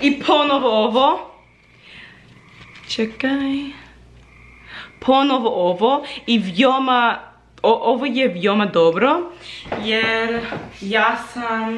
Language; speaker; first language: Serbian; non-native, learner; English